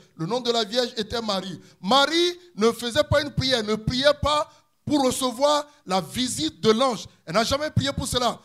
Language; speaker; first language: French; non-native, local second language; Ewe